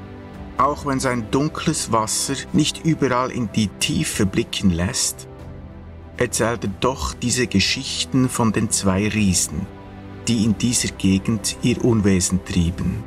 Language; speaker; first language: German; native; German